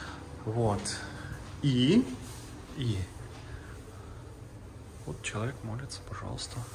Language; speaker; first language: Russian; native; Russian